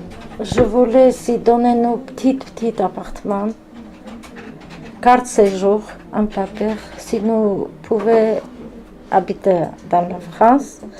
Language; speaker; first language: French; non-native, learner; Russian